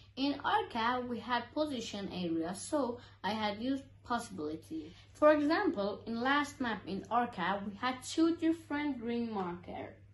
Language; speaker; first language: English; non-native, learner; Persian